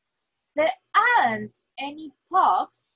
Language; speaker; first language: English; non-native, fluent; Spanish